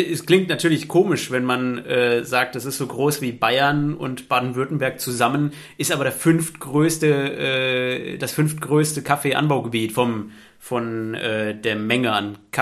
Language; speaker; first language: German; native; German